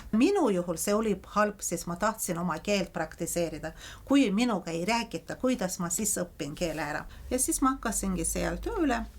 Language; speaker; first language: Estonian; non-native, fluent; Azerbaijani